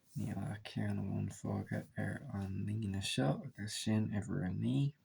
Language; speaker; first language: Irish; non-native, local second language; English